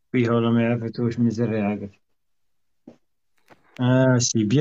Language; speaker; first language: French; non-native, learner; Arabic